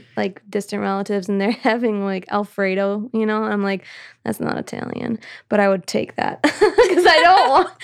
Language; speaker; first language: English; early bilingual, other home language; Italian